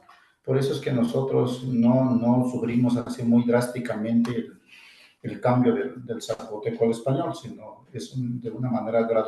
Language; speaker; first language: Spanish; non-native, local second language; Zapotec